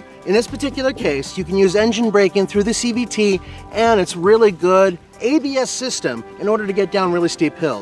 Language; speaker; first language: English; native; English